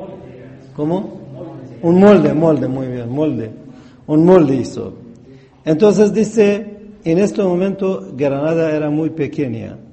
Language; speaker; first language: Spanish; non-native, fluent; Persian